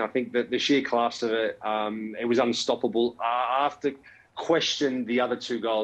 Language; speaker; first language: English; native; English